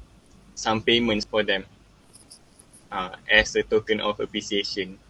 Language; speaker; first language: English; non-native, local second language; Malay